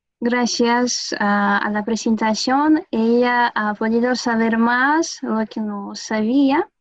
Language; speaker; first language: Spanish; non-native, fluent; Russian